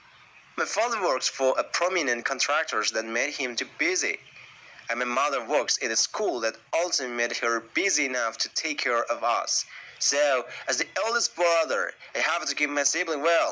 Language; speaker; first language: English; non-native, learner; Indonesian